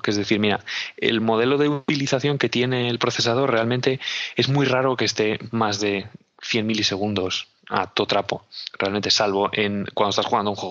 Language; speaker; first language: Spanish; native; Spanish